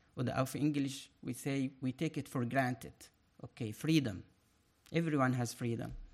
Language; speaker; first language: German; non-native, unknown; Arabic